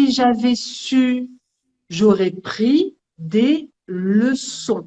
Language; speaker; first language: French; native; French